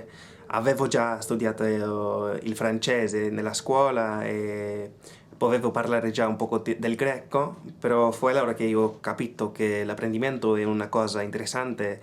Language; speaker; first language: Italian; non-native, fluent; English